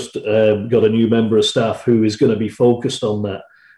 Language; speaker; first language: English; native; English